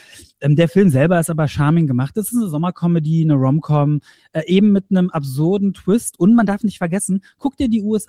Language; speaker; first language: German; native; German